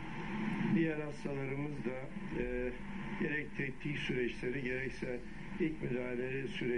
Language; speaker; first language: Turkish; native; Turkish